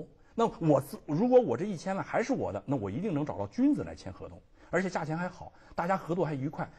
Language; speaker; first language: Chinese; native; Chinese